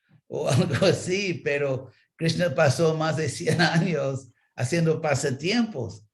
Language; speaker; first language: Spanish; non-native, fluent; English